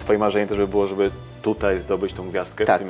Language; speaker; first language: Polish; native; Polish